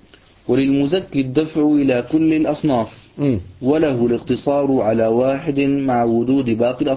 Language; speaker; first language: Arabic; native; Arabic